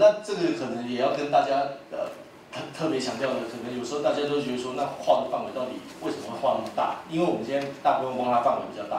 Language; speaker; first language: Chinese; native; Chinese